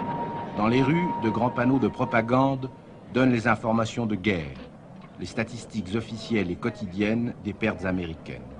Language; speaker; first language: French; native; French